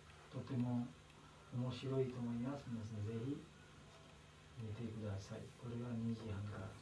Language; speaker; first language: Japanese; non-native, learner; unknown